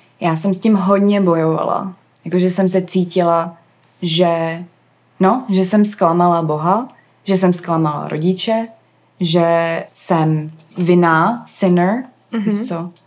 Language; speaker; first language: Czech; early bilingual, other home language; English